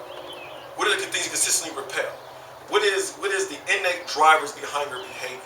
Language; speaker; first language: English; native; English